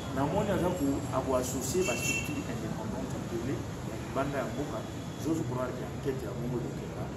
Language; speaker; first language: Lingala; native; Lingala